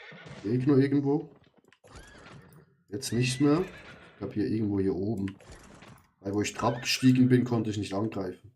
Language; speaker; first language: German; native; German